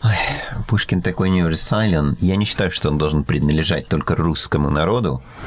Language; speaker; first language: Russian; non-native, fluent; English